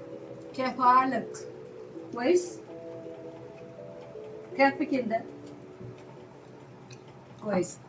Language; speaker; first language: Arabic; non-native, learner; Malayalam